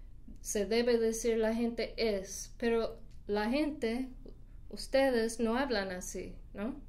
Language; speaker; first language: Spanish; non-native, fluent; English